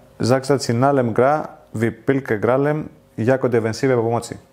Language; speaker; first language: Polish; non-native, learner; Greek